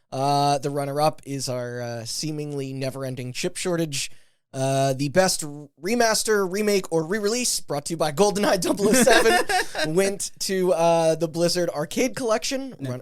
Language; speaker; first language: English; native; English